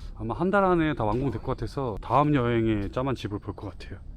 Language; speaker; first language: Korean; native; Korean